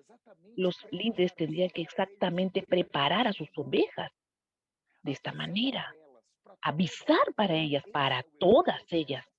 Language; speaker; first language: Spanish; non-native, fluent; Portuguese